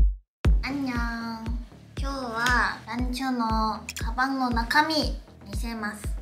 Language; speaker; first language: Japanese; non-native, fluent; Korean